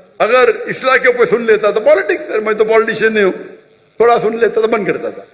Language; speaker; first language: Urdu; non-native, local second language; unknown